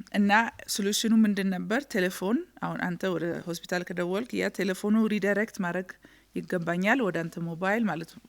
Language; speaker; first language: Amharic; early bilingual, heritage; Amharic